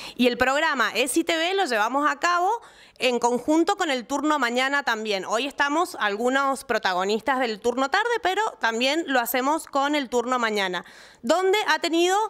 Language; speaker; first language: Spanish; native; Spanish